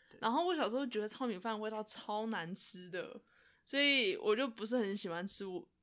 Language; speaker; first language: Chinese; native; Chinese